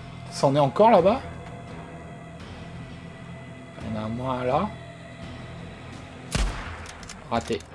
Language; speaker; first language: French; native; French